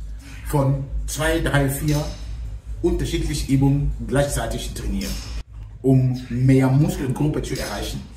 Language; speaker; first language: German; non-native, fluent; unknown